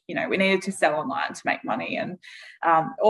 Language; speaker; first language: English; native; English